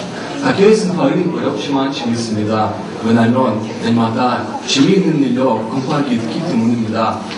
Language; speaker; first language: Korean; non-native, learner; Russian